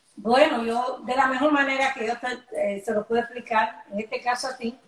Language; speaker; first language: Spanish; native; Spanish